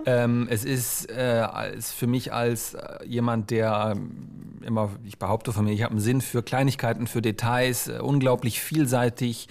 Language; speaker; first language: German; native; German